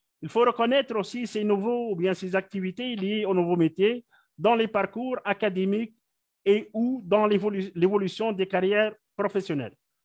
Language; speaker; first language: French; non-native, local second language; Arabic